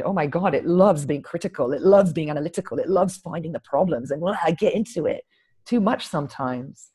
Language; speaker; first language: English; native; English